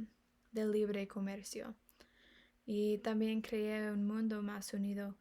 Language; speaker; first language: Spanish; non-native, learner; English